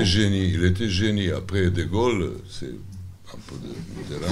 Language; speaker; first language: French; non-native, learner; Serbian